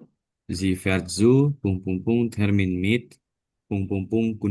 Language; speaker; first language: German; non-native, learner; Indonesian